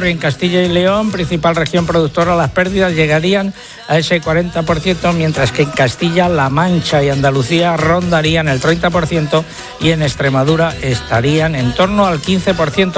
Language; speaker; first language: Spanish; native; Spanish